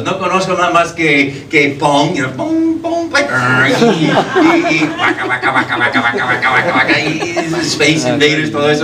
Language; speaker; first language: Spanish; non-native, fluent; English